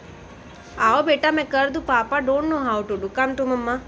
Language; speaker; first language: Hindi; native; Hindi